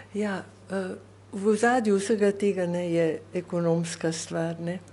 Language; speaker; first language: Slovenian; native; Slovenian